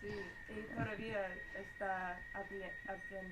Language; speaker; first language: Spanish; non-native, learner; English